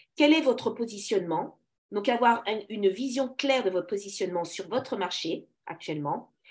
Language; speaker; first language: French; native; French